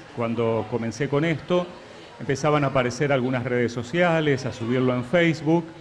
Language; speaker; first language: Spanish; native; Spanish